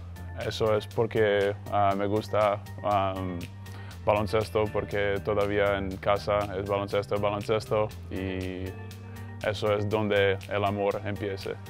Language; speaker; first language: Spanish; non-native, fluent; Croatian